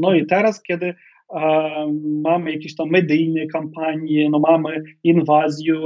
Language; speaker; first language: Polish; non-native, fluent; Ukrainian